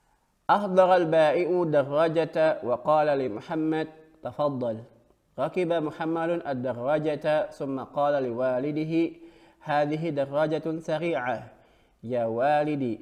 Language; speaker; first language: Arabic; non-native, fluent; Indonesian